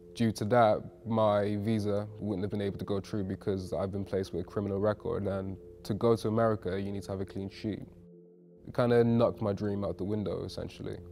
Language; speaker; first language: English; native; English